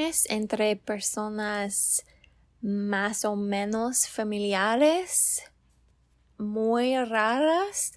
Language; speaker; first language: Spanish; non-native, learner; English